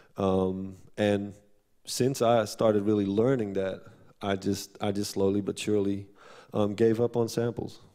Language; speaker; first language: English; non-native, fluent; Dutch